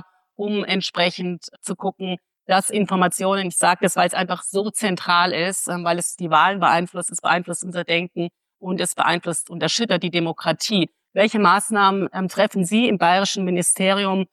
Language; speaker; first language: German; native; German